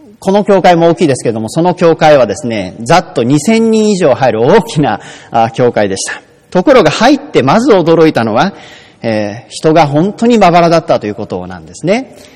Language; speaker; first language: Japanese; native; Japanese